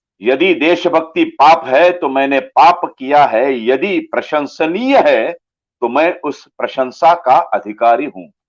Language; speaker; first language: Hindi; non-native, local second language; Marathi